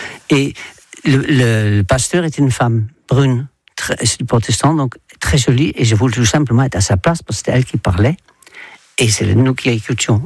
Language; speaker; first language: French; non-native, fluent; Dutch